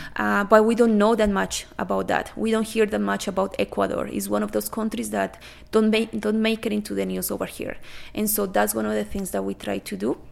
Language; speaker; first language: English; non-native, fluent; Spanish